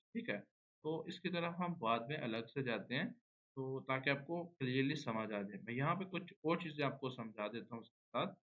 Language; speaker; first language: Urdu; non-native, local second language; Punjabi